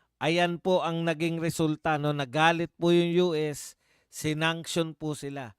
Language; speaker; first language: Filipino; native; Filipino